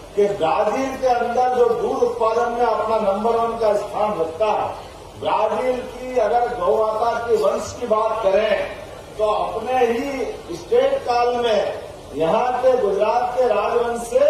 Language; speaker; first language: Hindi; native; Hindi